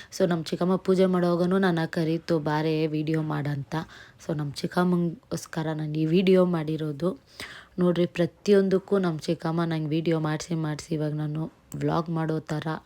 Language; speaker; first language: Kannada; non-native, local second language; Nepali